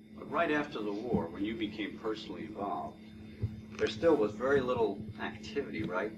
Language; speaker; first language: English; native; English